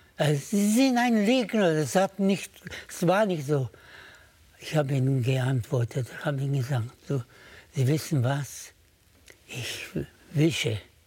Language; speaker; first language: German; native; German